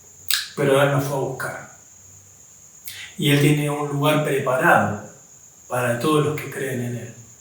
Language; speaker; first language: Spanish; native; Spanish